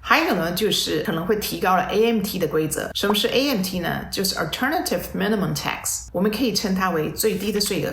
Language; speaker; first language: Chinese; native; Chinese